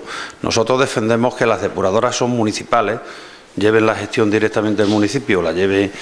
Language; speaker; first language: Spanish; native; Spanish